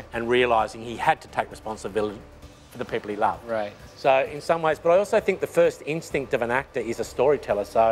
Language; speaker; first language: English; native; English